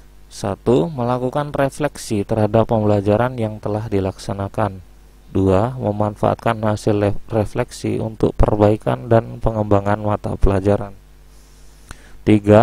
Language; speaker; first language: Indonesian; native; Indonesian